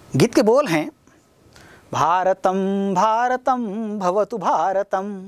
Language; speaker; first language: Hindi; native; Hindi